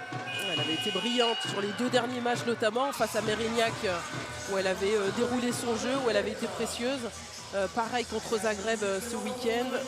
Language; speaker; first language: French; native; French